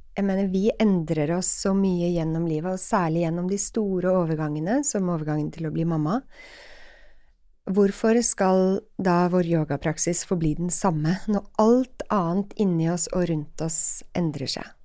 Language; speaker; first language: Norwegian; native; Norwegian